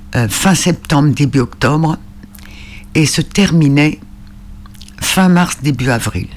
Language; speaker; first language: French; native; French